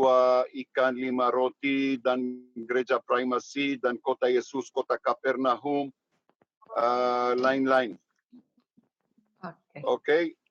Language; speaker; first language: Indonesian; non-native, learner; Hebrew